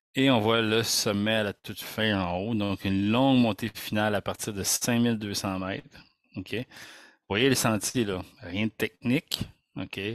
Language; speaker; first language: French; native; French